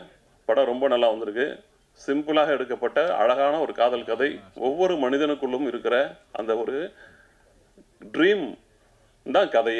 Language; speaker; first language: Tamil; native; Tamil